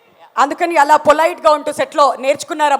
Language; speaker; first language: Telugu; native; Telugu